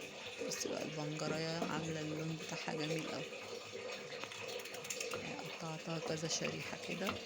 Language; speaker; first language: Arabic; native; Arabic